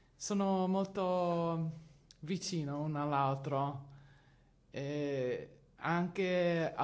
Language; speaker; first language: Italian; non-native, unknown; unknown